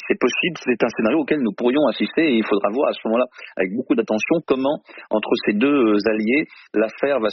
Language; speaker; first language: French; native; French